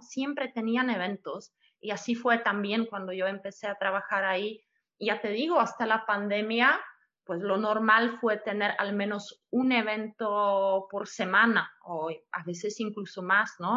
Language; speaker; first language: Spanish; non-native, fluent; Czech